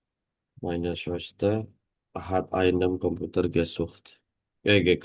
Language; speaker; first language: German; non-native, learner; Indonesian